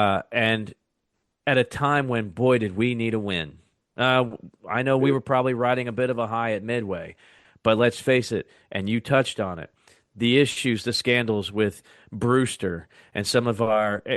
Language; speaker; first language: English; native; English